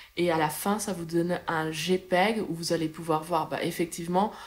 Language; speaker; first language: French; native; French